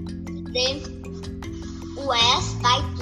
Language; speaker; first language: English; non-native, learner; Portuguese